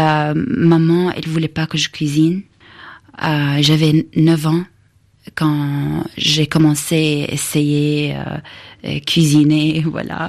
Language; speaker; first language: French; non-native, fluent; Arabic